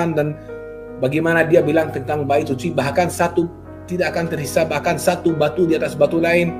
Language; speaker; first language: Indonesian; non-native, fluent; Hebrew